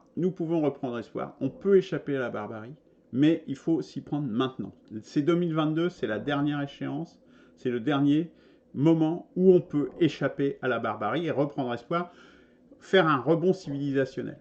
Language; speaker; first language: French; native; French